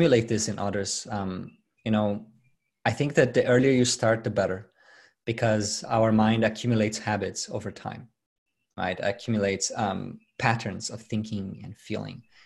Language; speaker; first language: English; non-native, fluent; Portuguese